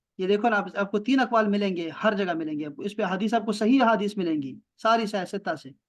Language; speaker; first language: Urdu; non-native, local second language; Pashto